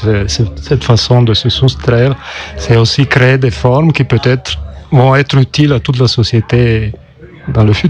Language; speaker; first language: French; non-native, local second language; German